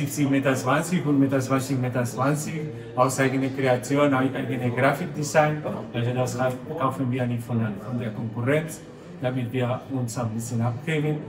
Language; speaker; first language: German; non-native, learner; Spanish